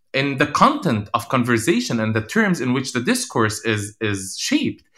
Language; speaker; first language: English; non-native, fluent; Arabic